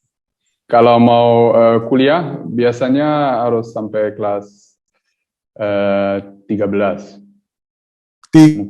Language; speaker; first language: Indonesian; early bilingual, heritage; German